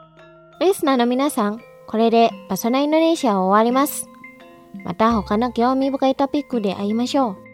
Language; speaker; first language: Japanese; non-native, fluent; Indonesian